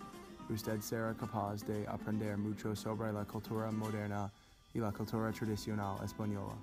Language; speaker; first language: Spanish; non-native, learner; English